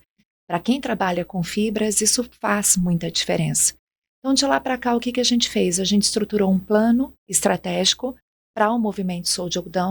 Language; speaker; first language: Portuguese; native; Portuguese